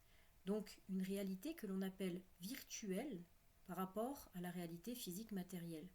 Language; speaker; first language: French; native; French